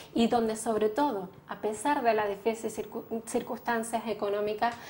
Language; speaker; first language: Spanish; native; Spanish